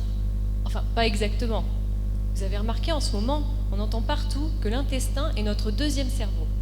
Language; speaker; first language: French; native; French